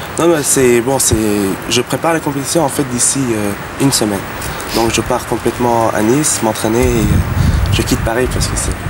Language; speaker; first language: French; native; French